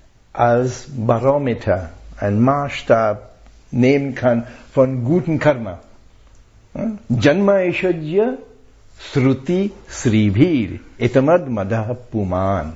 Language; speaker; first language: German; non-native, fluent; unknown